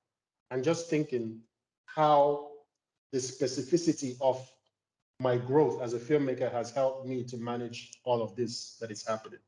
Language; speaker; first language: English; non-native, local second language; Igbo